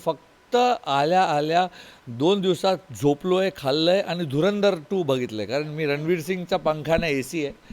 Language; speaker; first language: Marathi; non-native, local second language; Tulu